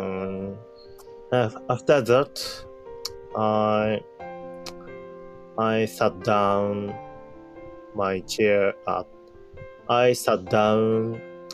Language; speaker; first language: English; non-native, learner; Japanese